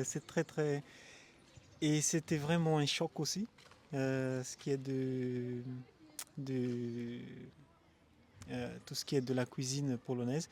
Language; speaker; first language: French; non-native, local second language; Malagasy